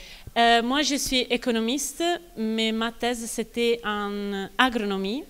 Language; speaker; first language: French; non-native, fluent; Italian